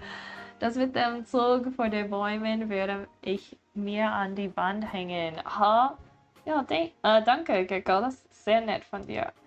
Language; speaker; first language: German; non-native, learner; English